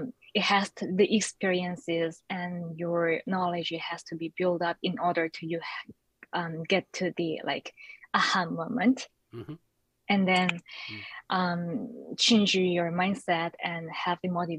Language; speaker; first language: English; non-native, fluent; Korean